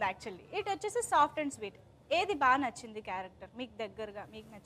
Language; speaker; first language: Telugu; native; Telugu